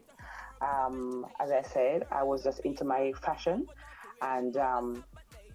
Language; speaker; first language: English; non-native, local second language; Jamaican Creole English